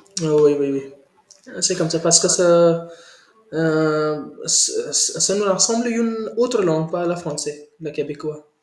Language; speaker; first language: French; non-native, learner; Hindi